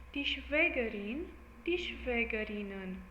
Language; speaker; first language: German; non-native, learner; English